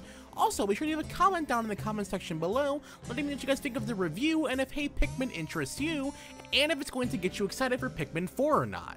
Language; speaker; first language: English; native; English